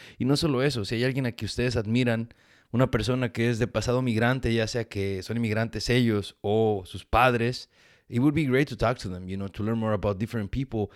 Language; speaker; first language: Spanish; early bilingual, heritage; Spanish